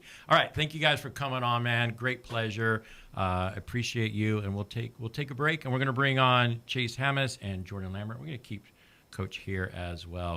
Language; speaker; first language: English; native; English